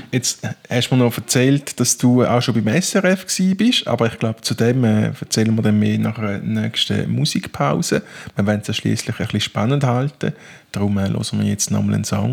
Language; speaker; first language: German; native; German